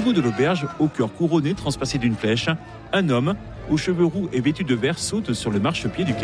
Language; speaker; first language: French; native; French